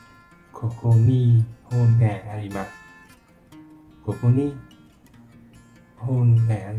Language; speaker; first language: Japanese; non-native, learner; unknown